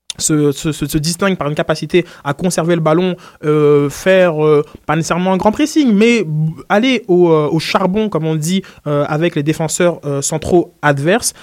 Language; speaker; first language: French; native; French